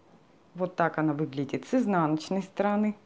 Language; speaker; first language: Russian; native; Russian